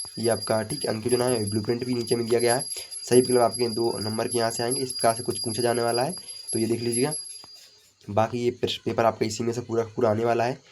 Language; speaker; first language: Hindi; native; Hindi